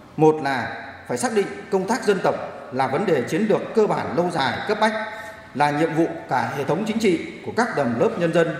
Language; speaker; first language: Vietnamese; non-native, local second language; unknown